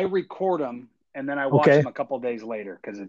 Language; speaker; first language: English; native; English